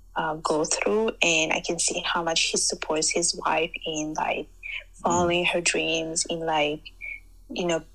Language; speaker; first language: English; early bilingual, heritage; Italian